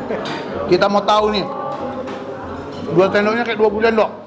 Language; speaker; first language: Indonesian; native; Indonesian